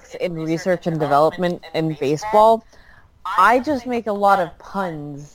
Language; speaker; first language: English; early bilingual, other home language; Filipino